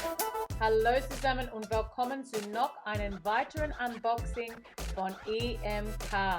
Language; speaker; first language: German; non-native, learner; English